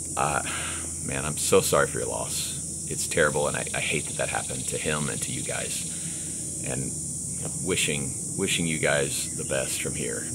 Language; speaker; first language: English; native; English